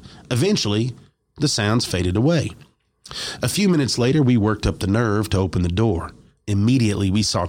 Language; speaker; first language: English; native; English